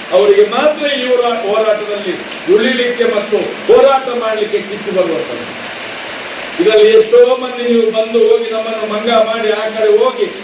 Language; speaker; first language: Kannada; non-native, local second language; Tulu